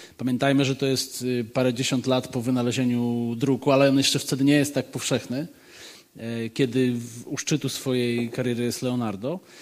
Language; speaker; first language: Polish; native; Polish